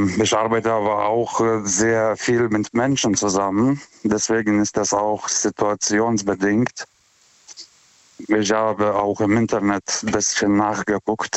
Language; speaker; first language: German; native; German